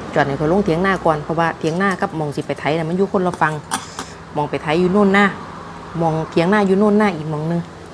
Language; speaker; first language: Thai; native; Thai